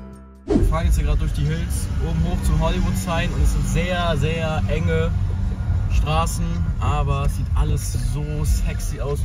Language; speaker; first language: German; native; German